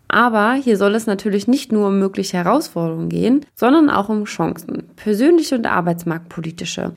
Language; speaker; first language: German; native; German